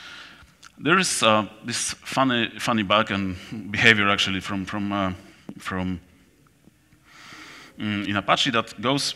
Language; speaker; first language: English; non-native, fluent; Polish